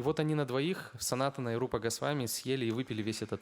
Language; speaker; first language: Russian; native; Russian